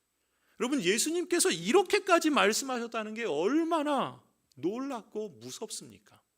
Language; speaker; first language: Korean; native; Korean